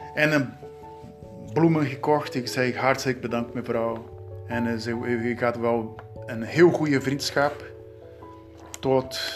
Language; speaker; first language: Dutch; non-native, learner; Portuguese